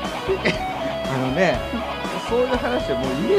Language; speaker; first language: Japanese; native; Japanese